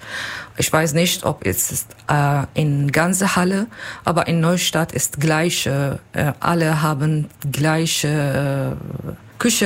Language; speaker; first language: German; non-native, learner; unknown